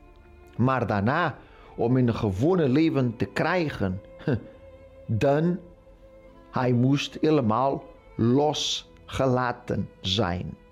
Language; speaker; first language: Dutch; non-native, fluent; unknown